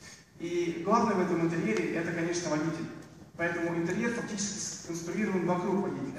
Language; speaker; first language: Russian; native; Russian